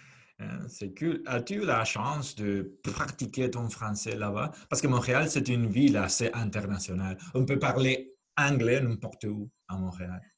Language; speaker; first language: French; non-native, fluent; Spanish